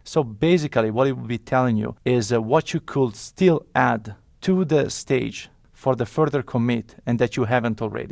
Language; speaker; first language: English; non-native, fluent; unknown